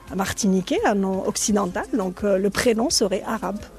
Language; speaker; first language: French; non-native, local second language; Arabic